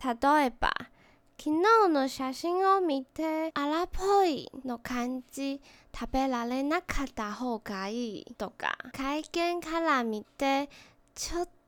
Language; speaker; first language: Japanese; non-native, learner; Chinese